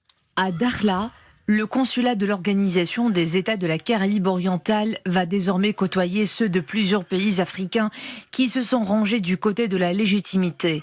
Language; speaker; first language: French; non-native, local second language; Arabic